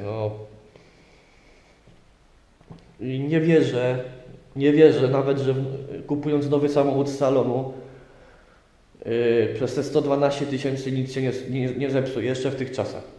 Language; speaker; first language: Polish; native; Polish